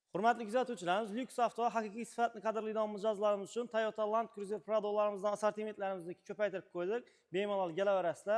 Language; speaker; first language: Uzbek; native; Uzbek